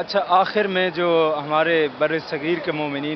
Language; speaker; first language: Urdu; native; Urdu